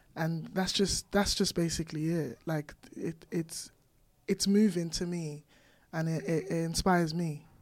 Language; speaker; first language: English; non-native, local second language; Igbo